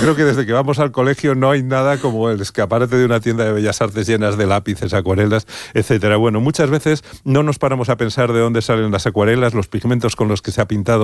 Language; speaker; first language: Spanish; native; Spanish